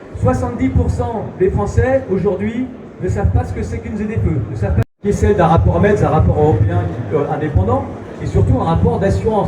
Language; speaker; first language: French; native; French